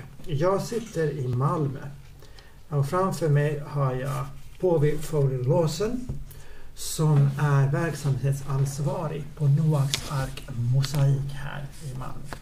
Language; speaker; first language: Swedish; native; Swedish